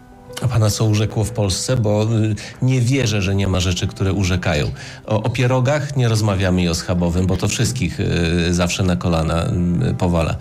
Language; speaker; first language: Polish; native; Polish